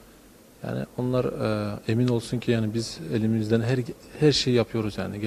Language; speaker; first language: Turkish; early bilingual, heritage; Turkish